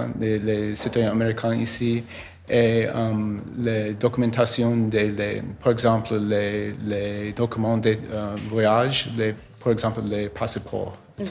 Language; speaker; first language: French; non-native, learner; English